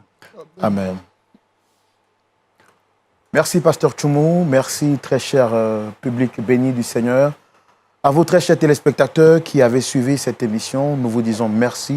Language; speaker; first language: French; native; French